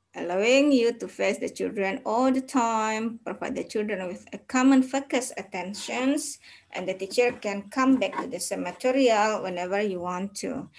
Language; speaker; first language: English; non-native, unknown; Indonesian